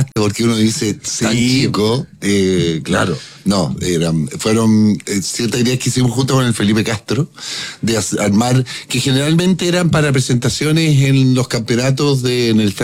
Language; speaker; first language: Spanish; native; Spanish